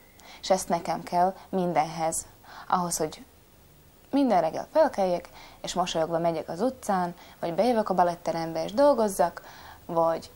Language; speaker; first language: Hungarian; non-native, fluent; Latvian